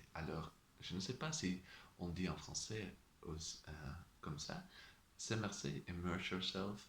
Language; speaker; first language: French; non-native, learner; Dutch